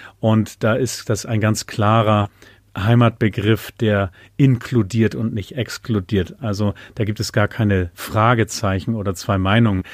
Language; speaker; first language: German; native; German